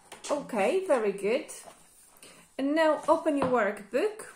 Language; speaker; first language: English; non-native, fluent; Polish